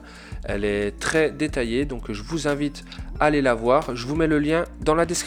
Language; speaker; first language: French; native; French